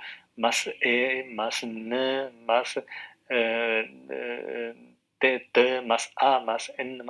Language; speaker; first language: Spanish; non-native, fluent; Arabic